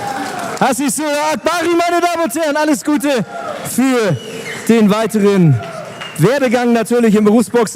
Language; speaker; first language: German; native; German